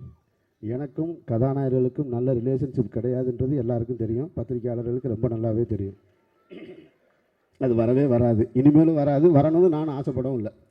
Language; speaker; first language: Tamil; native; Tamil